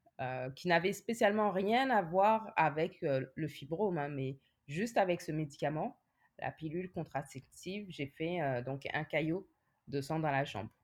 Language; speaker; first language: French; native; French